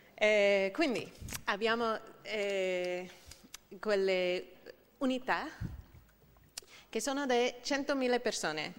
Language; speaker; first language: Italian; non-native, fluent; English